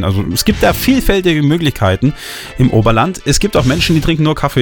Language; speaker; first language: German; native; German